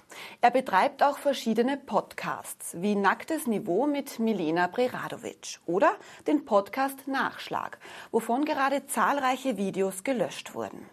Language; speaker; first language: German; native; German